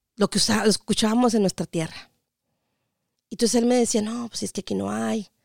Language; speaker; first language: Spanish; native; Spanish